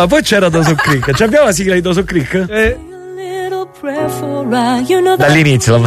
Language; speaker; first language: Italian; native; Italian